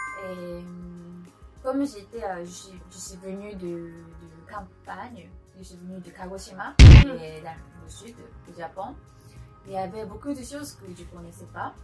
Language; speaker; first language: French; non-native, learner; Japanese